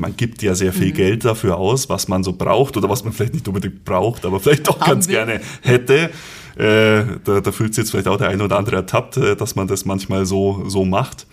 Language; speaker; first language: German; native; German